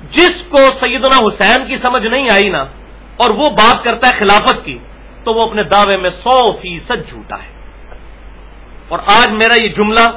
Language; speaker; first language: Urdu; non-native, local second language; Punjabi